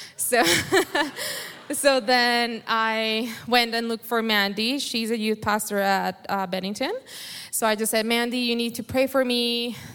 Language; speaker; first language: English; non-native, fluent; Spanish